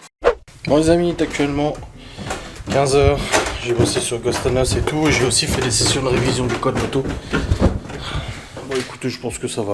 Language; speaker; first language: French; native; French